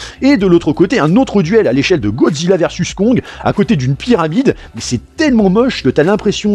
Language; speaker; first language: French; native; French